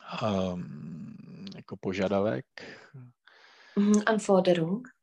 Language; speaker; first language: German; non-native, fluent; Czech